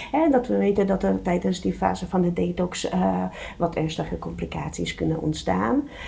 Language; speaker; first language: Dutch; non-native, fluent; Czech